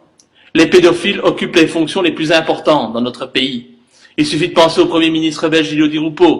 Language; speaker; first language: French; native; French